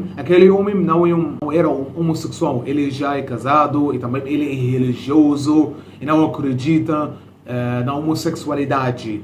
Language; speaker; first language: Portuguese; non-native, fluent; Arabic